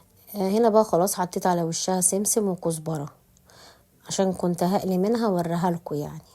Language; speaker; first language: Arabic; native; Arabic